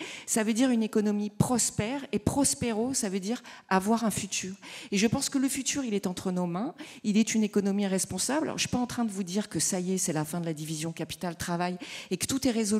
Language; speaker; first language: French; native; French